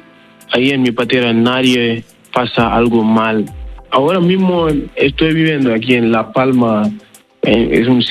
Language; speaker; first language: Spanish; non-native, learner; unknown